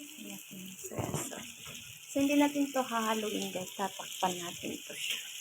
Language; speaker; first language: Filipino; non-native, local second language; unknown